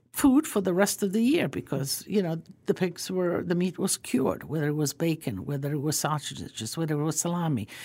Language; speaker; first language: English; early bilingual, other home language; Croatian